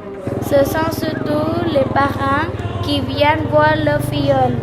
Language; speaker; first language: French; non-native, learner; Khmer